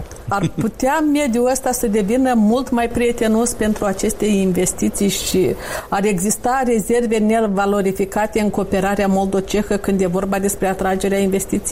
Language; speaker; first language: Romanian; native; Romanian